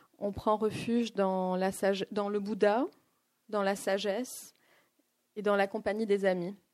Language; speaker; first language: French; non-native, local second language; Arabic